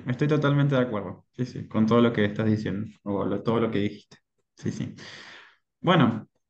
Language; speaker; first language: Spanish; native; Spanish